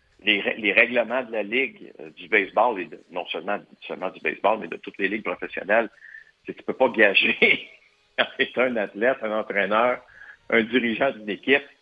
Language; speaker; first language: French; native; French